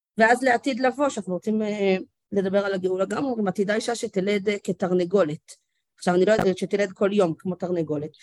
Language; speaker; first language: Hebrew; native; Hebrew